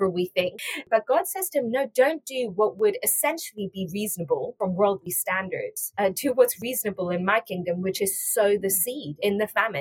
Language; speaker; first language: English; native; English